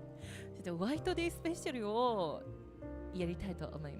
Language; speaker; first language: Japanese; native; Japanese